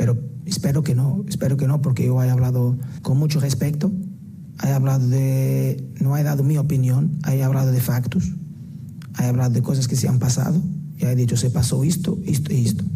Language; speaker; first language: Spanish; non-native, fluent; Portuguese